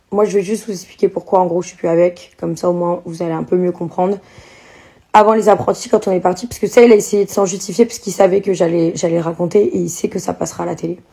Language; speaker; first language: French; native; French